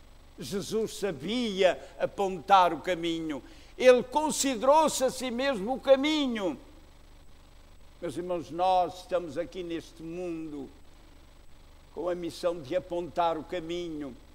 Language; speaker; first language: Portuguese; native; Portuguese